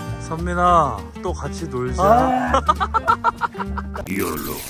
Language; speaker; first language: Korean; native; Korean